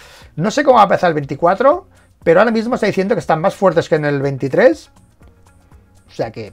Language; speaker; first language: Spanish; native; Spanish